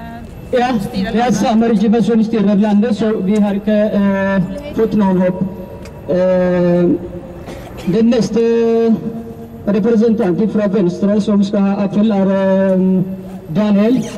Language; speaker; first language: Norwegian; non-native, fluent; Amharic